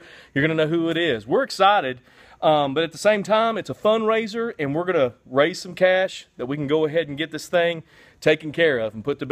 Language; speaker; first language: English; native; English